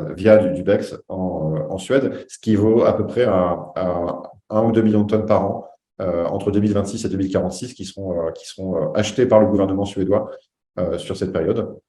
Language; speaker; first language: French; native; French